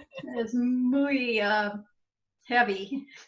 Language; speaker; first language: Spanish; non-native, learner; English